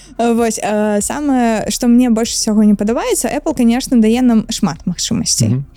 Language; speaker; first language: Belarusian; non-native, local second language; Russian